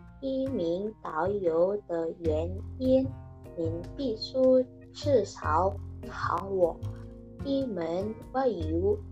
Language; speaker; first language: Chinese; non-native, learner; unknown